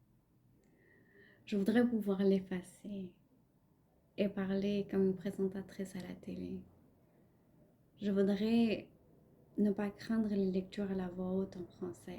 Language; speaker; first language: French; non-native, fluent; Punjabi